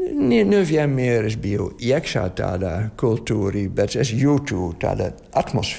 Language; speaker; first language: Latvian; non-native, learner; Dutch